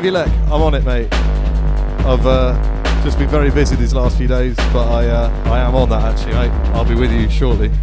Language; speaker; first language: English; native; English